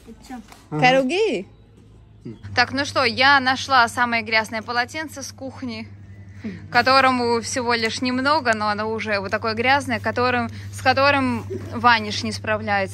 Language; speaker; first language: Russian; native; Russian